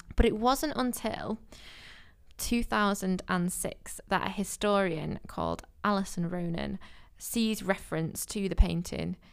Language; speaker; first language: English; native; English